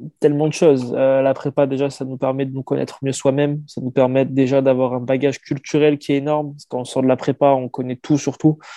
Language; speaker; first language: French; native; French